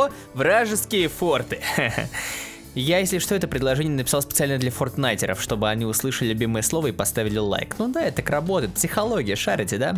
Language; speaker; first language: Russian; native; Russian